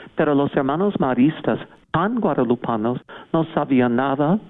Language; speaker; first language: Spanish; non-native, fluent; English